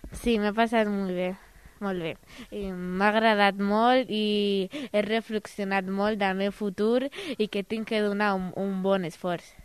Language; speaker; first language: Catalan; early bilingual, other home language; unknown